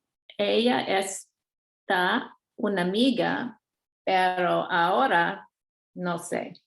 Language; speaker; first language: Spanish; non-native, learner; English